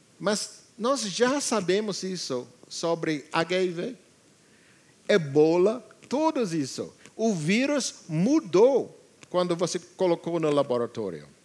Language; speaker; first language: Portuguese; non-native, learner; English